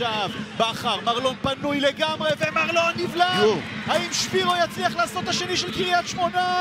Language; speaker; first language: Hebrew; native; Hebrew